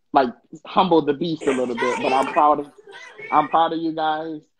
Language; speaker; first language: English; native; English